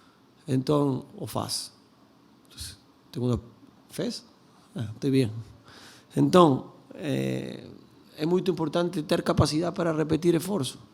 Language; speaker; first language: Portuguese; non-native, learner; Spanish